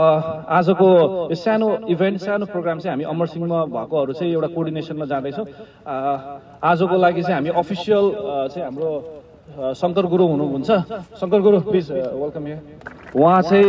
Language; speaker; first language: Nepali; native; Nepali